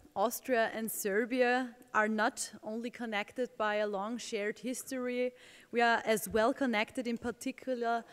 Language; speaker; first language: English; non-native, fluent; German